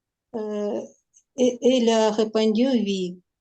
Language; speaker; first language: French; non-native, learner; Ukrainian